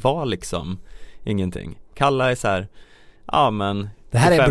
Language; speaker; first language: Swedish; native; Swedish